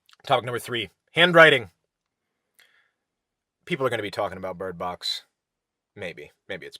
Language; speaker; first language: English; native; English